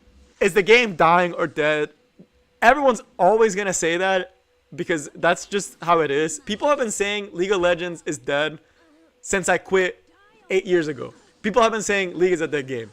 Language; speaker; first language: English; native; English